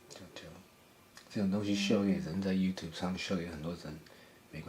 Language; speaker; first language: Chinese; early bilingual, heritage; English